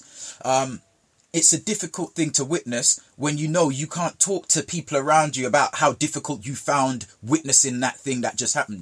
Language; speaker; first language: English; early bilingual, other home language; Jamaican Creole English